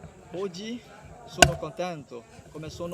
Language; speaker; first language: Italian; non-native, learner; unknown